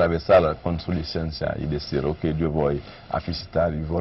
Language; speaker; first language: Spanish; non-native, learner; Haitian Creole